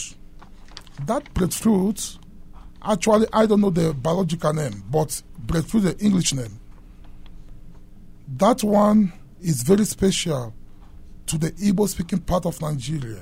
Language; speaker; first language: English; non-native, local second language; Igbo